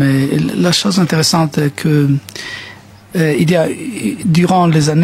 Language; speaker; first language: French; non-native, fluent; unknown